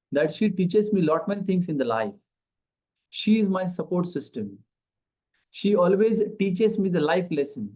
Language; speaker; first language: English; non-native, local second language; Marathi